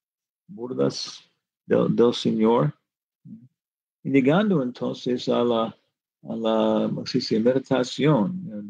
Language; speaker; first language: Spanish; non-native, fluent; English